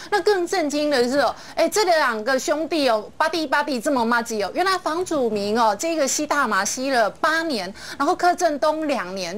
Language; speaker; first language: Chinese; native; Chinese